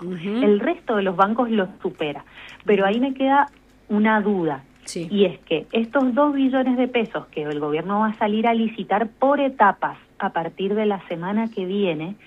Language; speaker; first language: Spanish; native; Spanish